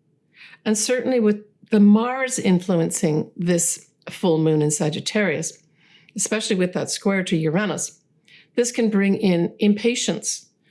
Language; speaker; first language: English; native; English